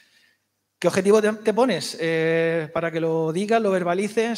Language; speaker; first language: Spanish; native; Spanish